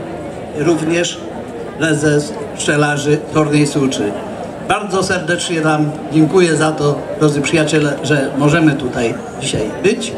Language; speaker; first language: Polish; native; Polish